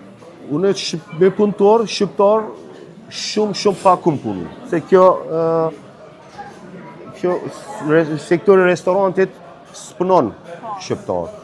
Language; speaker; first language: Albanian; early bilingual, heritage; Albanian